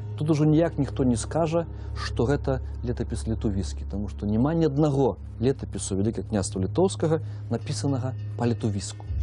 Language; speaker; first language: Belarusian; non-native, local second language; Russian